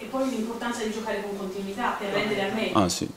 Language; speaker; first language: Italian; native; Italian